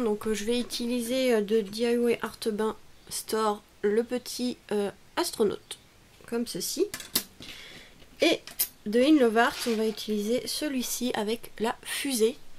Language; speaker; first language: French; native; French